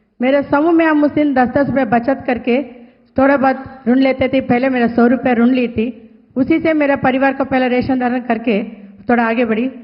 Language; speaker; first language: Hindi; non-native, local second language; Telugu